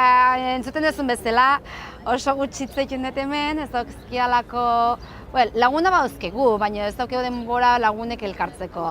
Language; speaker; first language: Basque; non-native, local second language; Spanish